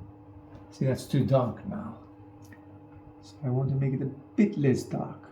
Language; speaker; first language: English; non-native, fluent; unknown